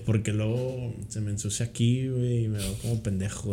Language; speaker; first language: Spanish; early bilingual, heritage; Spanish